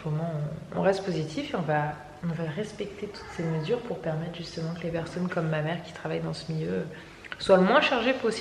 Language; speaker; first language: French; native; French